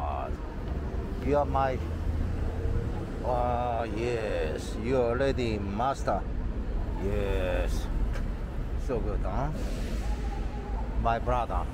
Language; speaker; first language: English; non-native, learner; Korean